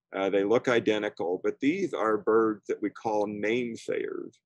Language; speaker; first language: English; native; English